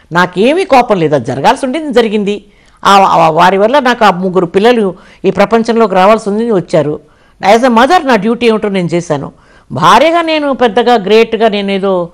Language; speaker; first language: Telugu; non-native, local second language; English